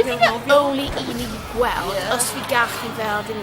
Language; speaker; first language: Welsh; non-native, local second language; English